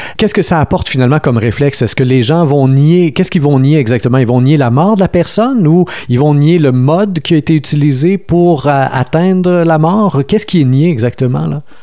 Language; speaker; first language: French; native; French